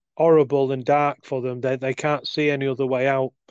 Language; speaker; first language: English; native; English